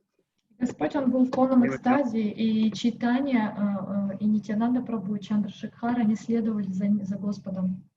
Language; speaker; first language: Russian; native; Russian